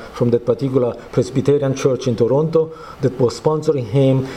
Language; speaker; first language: English; non-native, fluent; Italian